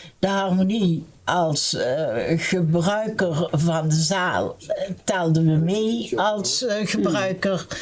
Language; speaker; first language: Dutch; native; Dutch